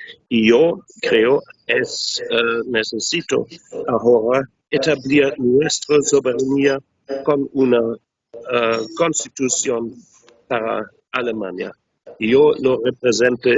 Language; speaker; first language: Spanish; non-native, learner; German